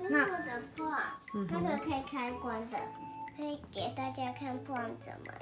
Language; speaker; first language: Chinese; early bilingual, heritage; Chinese